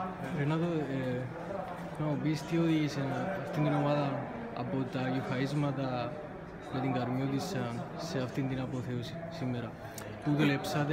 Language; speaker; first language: Greek; native; Greek